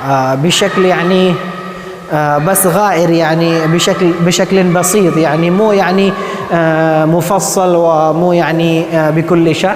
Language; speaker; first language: Arabic; non-native, fluent; Urdu